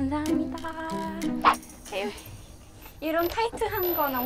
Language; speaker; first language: Korean; non-native, fluent; Japanese